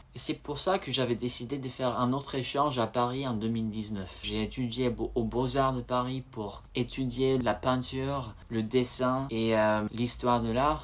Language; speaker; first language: French; non-native, fluent; English